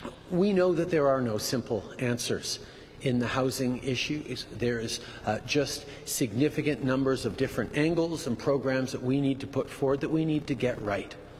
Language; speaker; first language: English; early bilingual, other home language; French